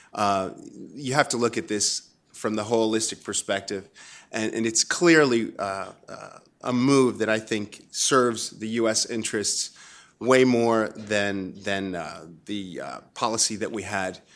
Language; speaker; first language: English; non-native, fluent; Spanish